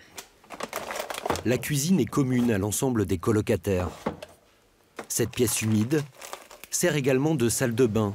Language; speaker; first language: French; native; French